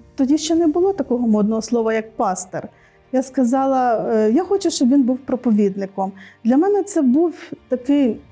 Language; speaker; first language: Ukrainian; native; Ukrainian